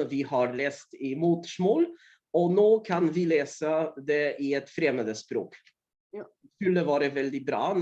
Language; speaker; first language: Norwegian; non-native, fluent; Polish